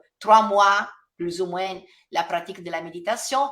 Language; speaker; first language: French; non-native, fluent; Italian